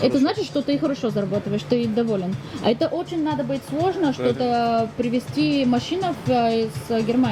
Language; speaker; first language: Russian; non-native, learner; Bulgarian